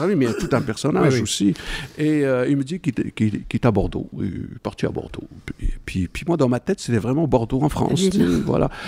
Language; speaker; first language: French; non-native, local second language; Arabic